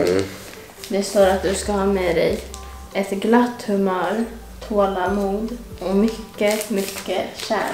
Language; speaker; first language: Swedish; native; Swedish